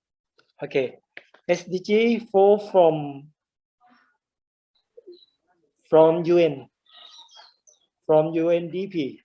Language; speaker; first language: English; non-native, learner; Thai